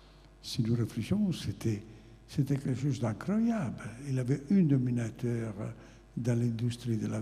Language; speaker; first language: French; non-native, fluent; Italian